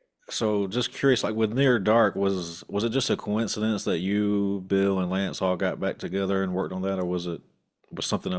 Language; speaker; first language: English; native; English